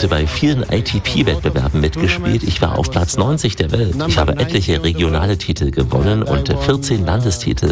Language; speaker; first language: German; native; German